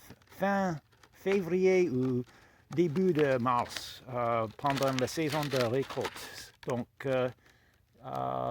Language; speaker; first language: French; non-native, fluent; English